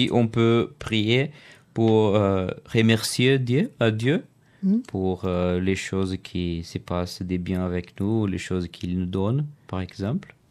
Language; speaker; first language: French; non-native, learner; Portuguese